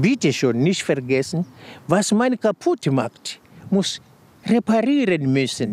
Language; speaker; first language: German; non-native, fluent; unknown